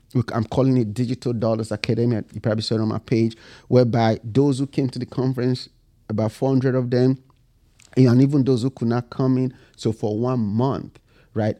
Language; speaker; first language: English; non-native, local second language; Bini